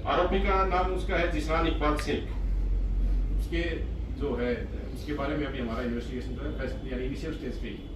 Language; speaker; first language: Hindi; non-native, local second language; Marathi